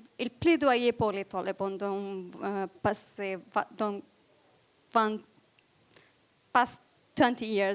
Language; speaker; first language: French; non-native, fluent; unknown